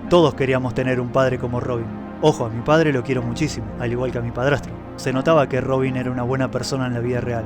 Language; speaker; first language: Spanish; native; Spanish